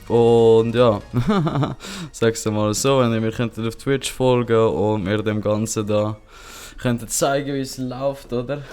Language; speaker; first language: German; non-native, local second language; Swiss German